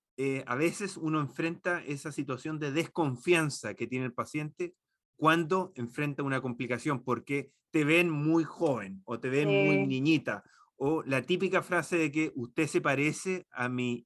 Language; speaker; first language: Spanish; native; Spanish